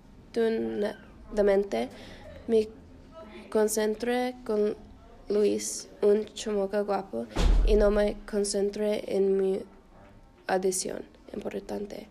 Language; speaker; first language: Spanish; non-native, learner; English